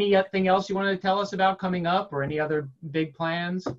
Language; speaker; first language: English; native; English